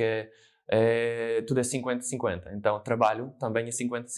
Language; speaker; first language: Portuguese; non-native, fluent; Slovak